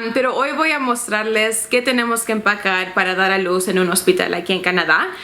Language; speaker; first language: Spanish; early bilingual, heritage; Spanish